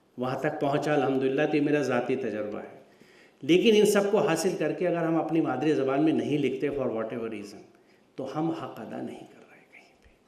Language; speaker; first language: Urdu; native; Urdu